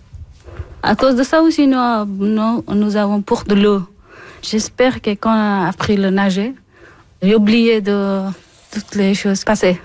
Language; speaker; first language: French; non-native, learner; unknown